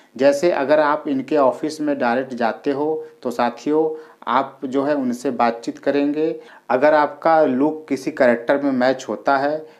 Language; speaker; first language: Hindi; native; Hindi